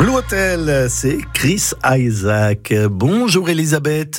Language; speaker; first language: French; native; French